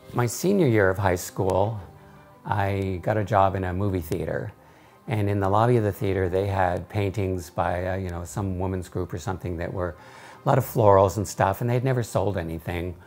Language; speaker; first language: English; native; English